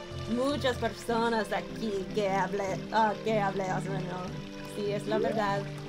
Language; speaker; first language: Spanish; non-native, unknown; English